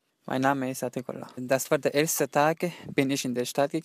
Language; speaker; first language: German; non-native, learner; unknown